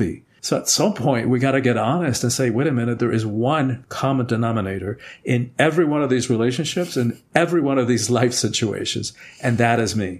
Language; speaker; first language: English; early bilingual, other home language; Spanish